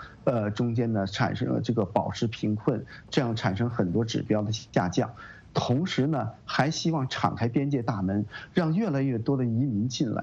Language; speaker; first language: Chinese; native; Chinese